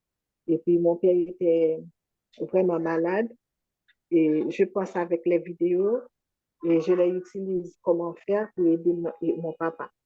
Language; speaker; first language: French; non-native, local second language; Haitian Creole